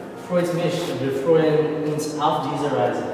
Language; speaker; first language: German; non-native, learner; English